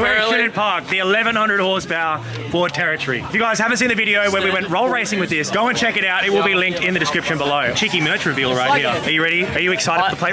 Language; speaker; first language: English; native; English